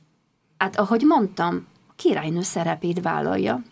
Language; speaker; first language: Hungarian; non-native, fluent; Polish